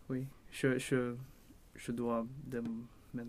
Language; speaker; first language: French; non-native, learner; Swedish